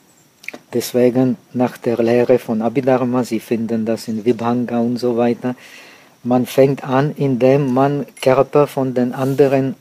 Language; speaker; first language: German; non-native, fluent; Czech